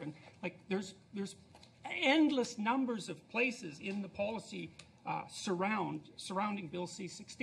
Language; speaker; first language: English; native; English